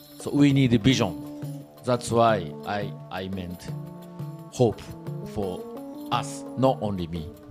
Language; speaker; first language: English; non-native, learner; Japanese